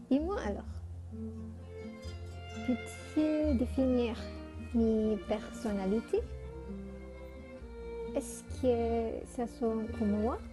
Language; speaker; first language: French; non-native, learner; Malay